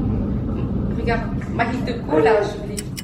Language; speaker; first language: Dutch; non-native, local second language; French